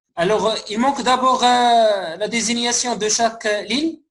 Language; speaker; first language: French; non-native, local second language; Arabic